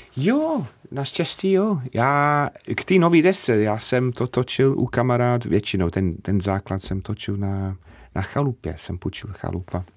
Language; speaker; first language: Czech; non-native, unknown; English